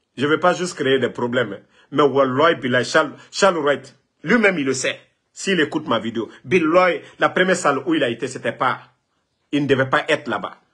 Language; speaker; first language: French; non-native, local second language; Mandingo